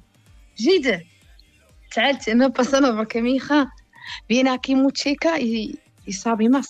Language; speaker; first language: Spanish; non-native, learner; Arabic